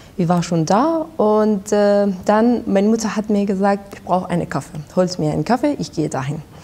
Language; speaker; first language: German; early bilingual, other home language; Persian